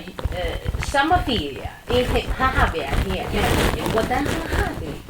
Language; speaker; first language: Danish; non-native, learner; Chinese